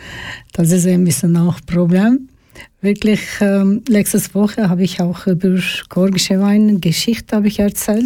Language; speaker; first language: German; non-native, learner; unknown